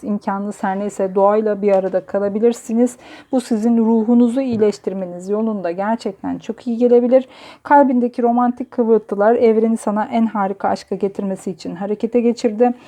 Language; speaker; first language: Turkish; native; Turkish